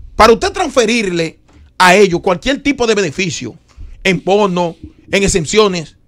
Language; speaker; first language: Spanish; native; Spanish